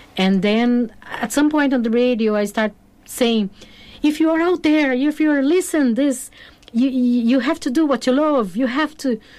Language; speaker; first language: English; non-native, fluent; Portuguese